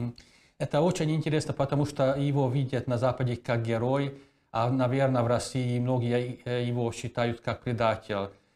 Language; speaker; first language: Russian; non-native, fluent; Hungarian